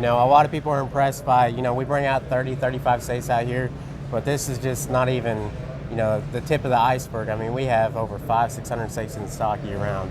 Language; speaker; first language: English; native; English